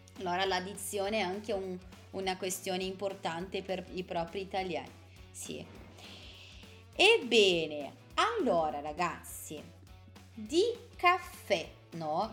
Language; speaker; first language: Italian; non-native, fluent; Portuguese